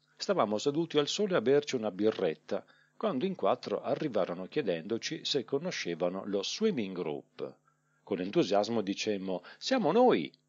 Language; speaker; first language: Italian; native; Italian